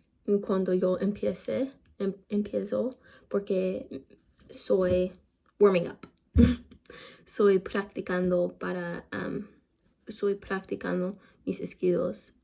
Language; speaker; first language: Spanish; non-native, learner; English